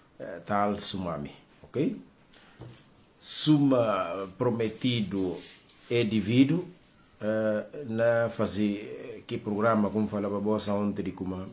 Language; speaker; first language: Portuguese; non-native, local second language; Upper Guinea Crioulo